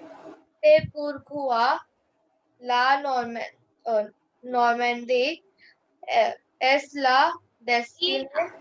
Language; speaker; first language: French; non-native, learner; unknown